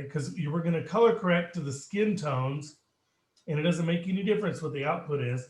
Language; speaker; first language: English; native; English